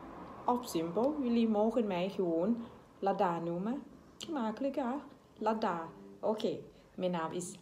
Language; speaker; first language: Dutch; non-native, learner; Thai